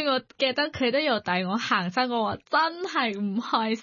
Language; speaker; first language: Cantonese; non-native, learner; Thai